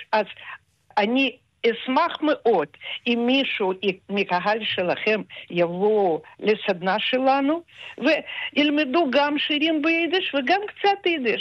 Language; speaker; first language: Hebrew; non-native, fluent; Russian